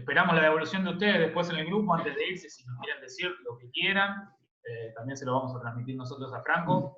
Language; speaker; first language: Spanish; native; Spanish